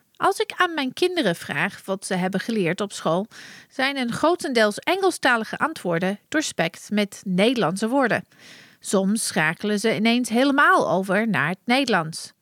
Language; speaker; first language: Dutch; non-native, fluent; English